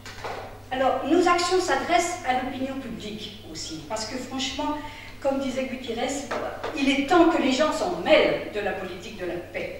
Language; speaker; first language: French; native; French